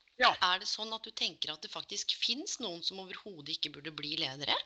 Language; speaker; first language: Norwegian; native; Norwegian